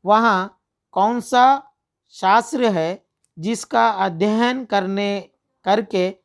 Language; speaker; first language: Hindi; non-native, local second language; Telugu